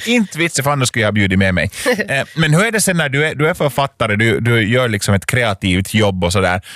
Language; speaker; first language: Swedish; native; Swedish